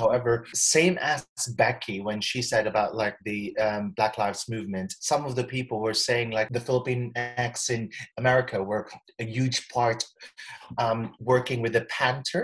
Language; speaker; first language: English; non-native, local second language; Cebuano